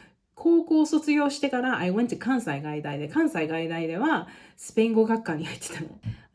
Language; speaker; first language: Japanese; non-native, local second language; English